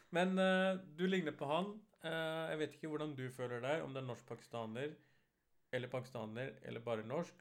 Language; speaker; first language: Norwegian; early bilingual, other home language; Urdu